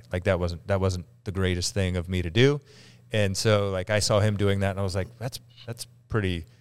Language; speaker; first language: English; native; English